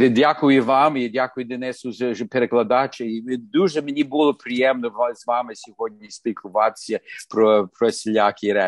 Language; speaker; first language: Ukrainian; early bilingual, heritage; Ukrainian